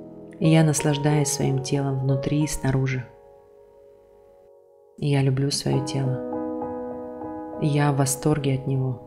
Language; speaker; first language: Russian; native; Russian